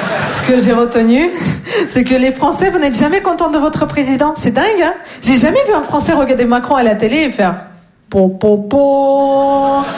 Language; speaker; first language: French; non-native, fluent; Russian